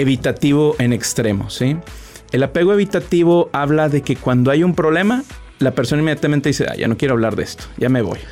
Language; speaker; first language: Spanish; native; Spanish